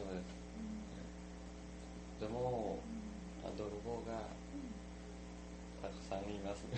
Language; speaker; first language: Japanese; non-native, learner; Thai